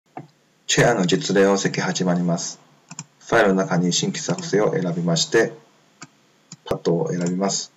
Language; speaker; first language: Japanese; non-native, fluent; Chinese